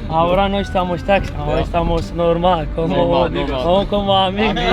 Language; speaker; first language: Spanish; non-native, fluent; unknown